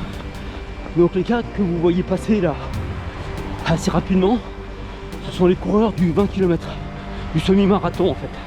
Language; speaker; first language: French; native; French